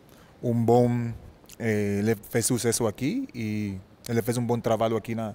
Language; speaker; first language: Portuguese; non-native, learner; Spanish